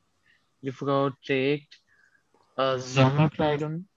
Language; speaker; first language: German; non-native, learner; Urdu